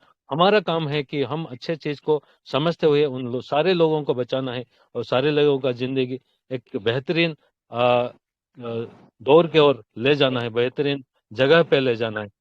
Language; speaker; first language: Hindi; non-native, local second language; Odia